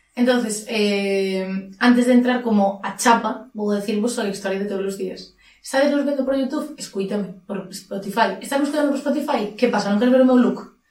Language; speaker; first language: Galician; native; Galician